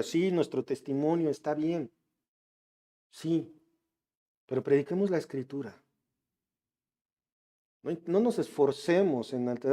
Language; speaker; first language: Spanish; native; Spanish